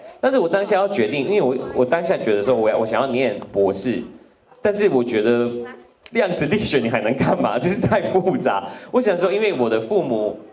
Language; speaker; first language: Chinese; non-native, fluent; English